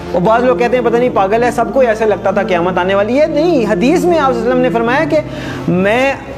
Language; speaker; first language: Urdu; non-native, local second language; Pashto